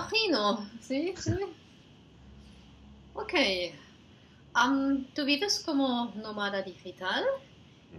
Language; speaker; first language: Spanish; non-native, fluent; Portuguese